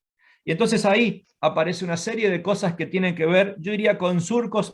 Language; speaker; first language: Spanish; native; Spanish